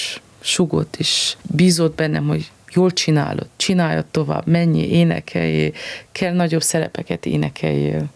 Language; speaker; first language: Hungarian; non-native, fluent; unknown